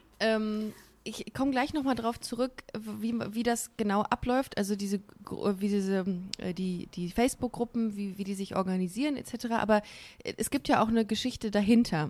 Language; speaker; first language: German; native; German